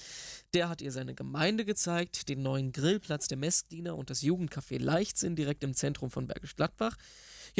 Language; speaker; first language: German; native; German